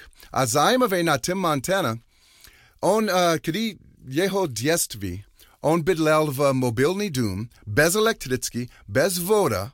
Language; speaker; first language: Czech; non-native, learner; English